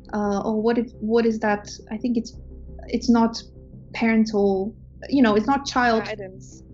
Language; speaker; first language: English; non-native, fluent; Romanian